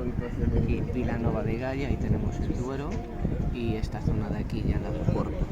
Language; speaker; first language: Spanish; native; Spanish